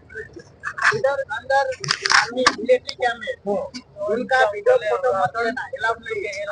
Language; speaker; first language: Hindi; non-native, learner; Nepali